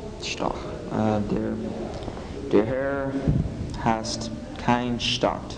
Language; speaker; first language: German; non-native, learner; English